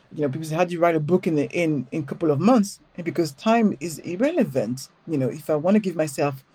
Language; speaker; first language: English; non-native, fluent; French